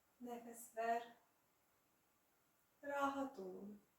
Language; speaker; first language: Turkish; non-native, fluent; Serbian